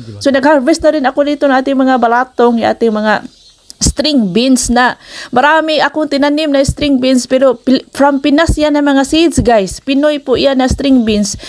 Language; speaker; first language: Filipino; non-native, local second language; Cebuano